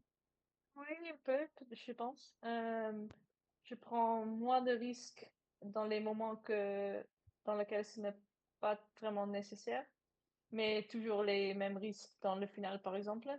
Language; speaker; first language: French; non-native, learner; Dutch